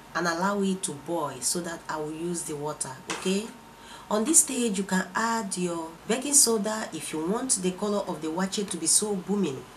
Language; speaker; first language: English; non-native, local second language; Igbo